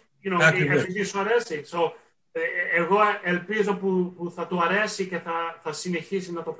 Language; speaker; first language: Greek; early bilingual, heritage; Greek